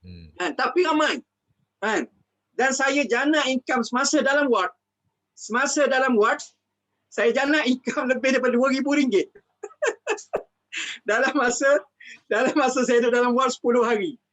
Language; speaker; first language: Malay; native; Malay